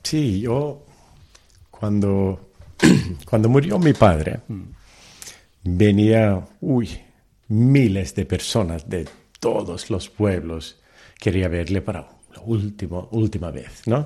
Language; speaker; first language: Spanish; early bilingual, heritage; Telugu